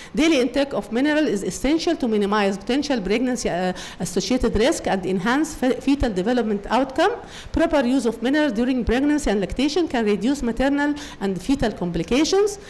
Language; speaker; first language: English; non-native, fluent; Arabic